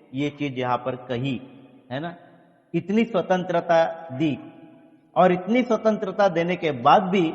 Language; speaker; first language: Hindi; non-native, local second language; Marathi